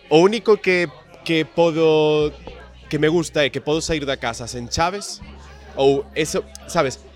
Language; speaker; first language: Galician; non-native, local second language; Spanish